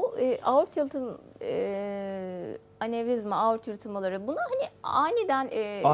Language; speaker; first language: Turkish; native; Turkish